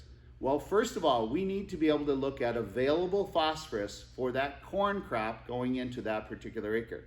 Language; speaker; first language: English; native; English